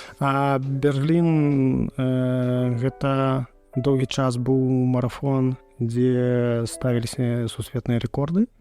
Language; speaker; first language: Belarusian; non-native, local second language; Russian